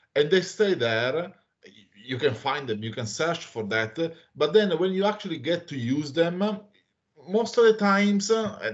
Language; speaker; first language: English; non-native, fluent; Italian